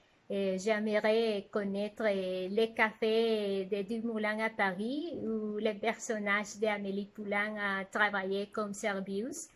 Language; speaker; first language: French; non-native, fluent; Spanish